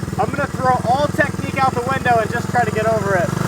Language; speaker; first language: English; native; English